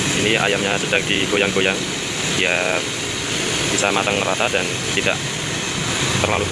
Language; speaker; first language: Indonesian; native; Indonesian